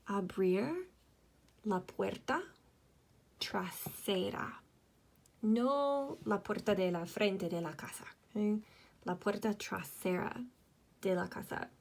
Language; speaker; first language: Spanish; non-native, fluent; English